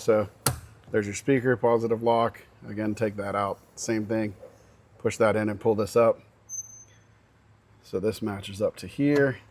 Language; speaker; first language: English; native; English